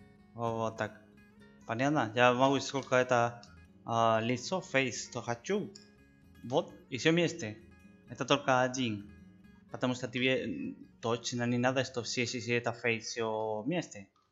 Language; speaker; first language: Russian; non-native, learner; Spanish